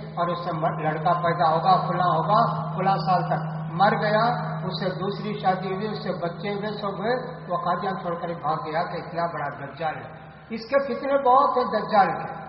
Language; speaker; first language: Urdu; native; Urdu